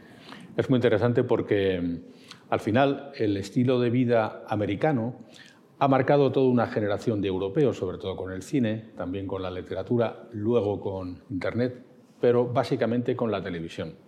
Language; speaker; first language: Spanish; native; Spanish